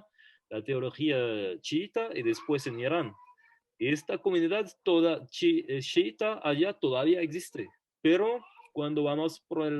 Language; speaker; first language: Spanish; non-native, fluent; French